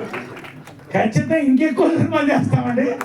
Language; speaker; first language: Telugu; native; Telugu